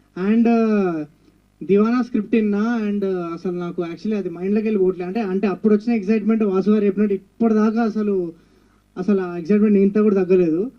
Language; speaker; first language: Telugu; native; Telugu